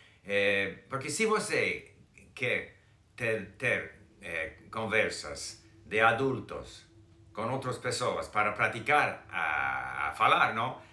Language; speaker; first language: Portuguese; non-native, fluent; English